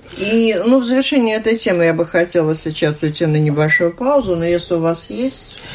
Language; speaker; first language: Russian; native; Russian